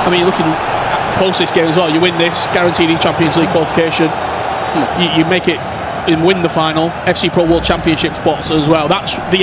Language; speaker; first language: English; native; English